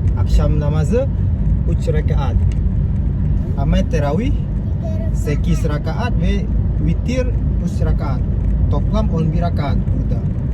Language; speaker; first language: Turkish; non-native, fluent; Indonesian